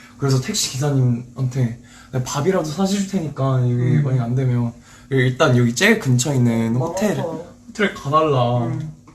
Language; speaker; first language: Korean; early bilingual, heritage; Korean